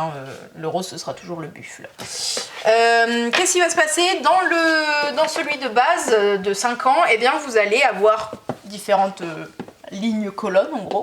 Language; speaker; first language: French; native; French